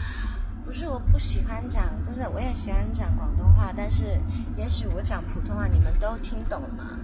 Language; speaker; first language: Chinese; non-native, local second language; Cantonese